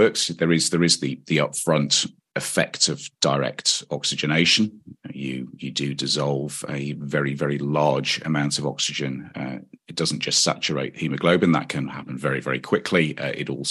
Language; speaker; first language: English; native; English